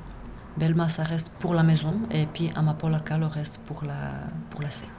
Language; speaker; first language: French; non-native, fluent; Bosnian